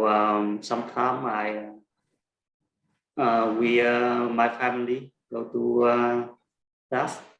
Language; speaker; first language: English; non-native, learner; Vietnamese